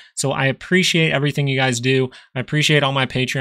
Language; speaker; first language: English; native; English